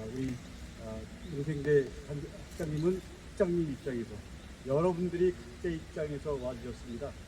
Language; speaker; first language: Korean; native; Korean